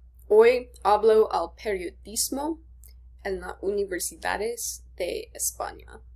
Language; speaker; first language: Spanish; non-native, learner; English